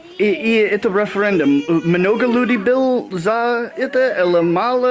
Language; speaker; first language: Russian; non-native, learner; English